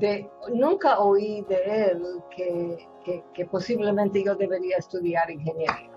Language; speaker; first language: Spanish; non-native, fluent; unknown